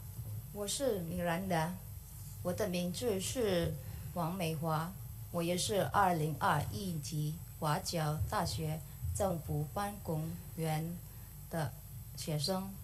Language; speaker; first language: Chinese; non-native, learner; Indonesian